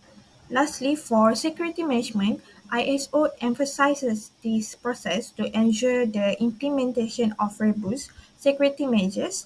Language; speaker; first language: English; non-native, local second language; Malay